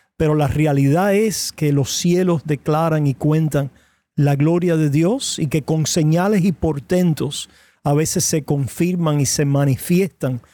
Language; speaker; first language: Spanish; native; Spanish